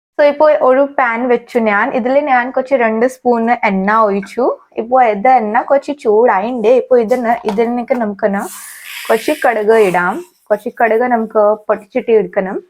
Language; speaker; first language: Malayalam; non-native, local second language; Hindi